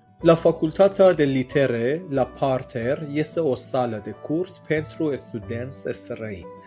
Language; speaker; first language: Romanian; non-native, fluent; Persian